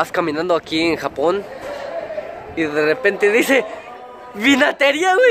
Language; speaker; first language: Spanish; native; Spanish